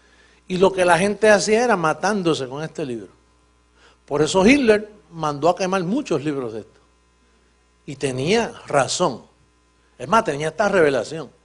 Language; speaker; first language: Spanish; native; Spanish